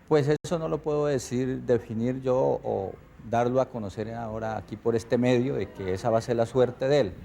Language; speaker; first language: Spanish; native; Spanish